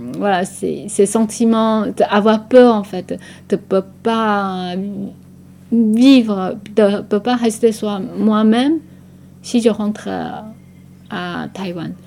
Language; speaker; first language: French; non-native, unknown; Min Nan Chinese